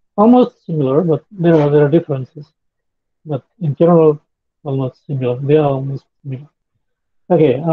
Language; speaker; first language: English; non-native, fluent; Indonesian